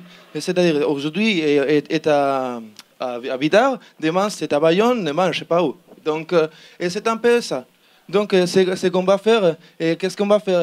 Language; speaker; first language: French; non-native, learner; Spanish